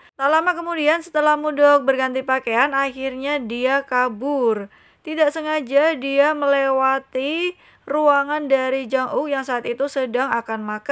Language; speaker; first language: Indonesian; native; Indonesian